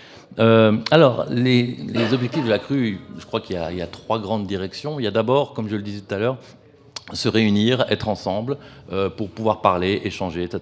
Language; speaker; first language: French; native; French